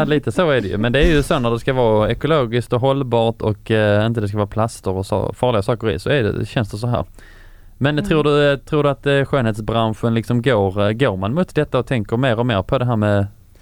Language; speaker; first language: Swedish; native; Swedish